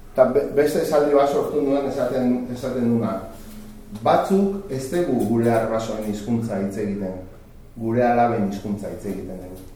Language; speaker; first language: Basque; non-native, local second language; Spanish